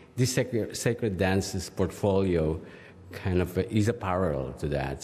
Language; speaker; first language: English; non-native, local second language; Filipino